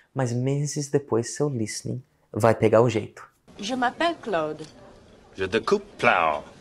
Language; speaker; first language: Portuguese; non-native, fluent; English